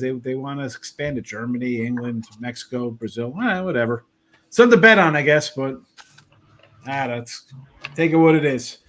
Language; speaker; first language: English; native; English